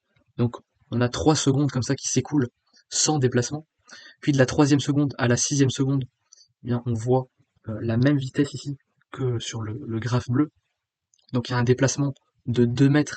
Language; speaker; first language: French; native; French